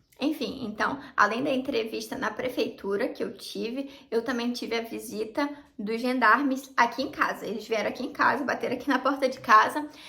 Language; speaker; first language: Portuguese; native; Portuguese